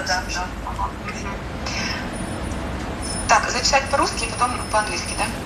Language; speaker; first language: Russian; native; Russian